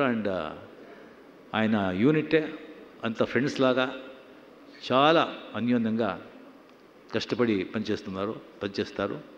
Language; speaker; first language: Telugu; non-native, local second language; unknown